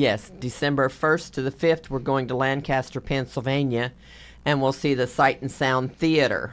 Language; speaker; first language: English; native; English